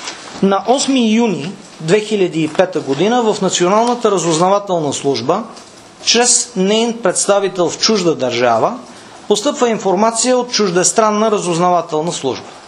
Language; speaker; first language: Bulgarian; native; Bulgarian